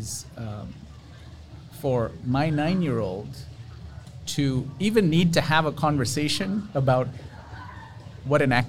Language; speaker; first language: English; non-native, local second language; Sinhala